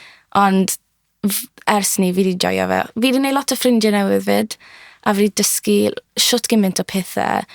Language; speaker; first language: Welsh; native; Welsh